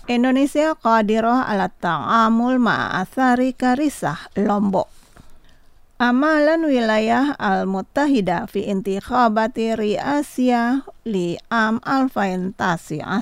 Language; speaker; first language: Arabic; non-native, fluent; Indonesian